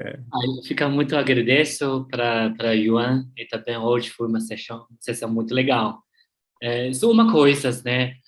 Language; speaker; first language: Portuguese; non-native, learner; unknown